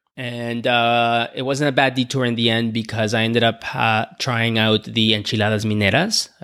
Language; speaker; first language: English; native; English